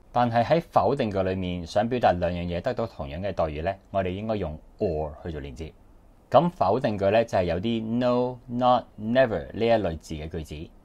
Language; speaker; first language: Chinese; non-native, local second language; Cantonese